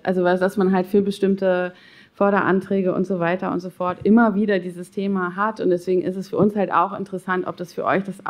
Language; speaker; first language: German; native; German